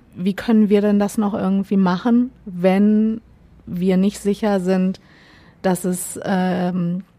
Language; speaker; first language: German; native; German